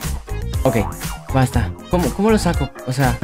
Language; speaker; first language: Spanish; native; Spanish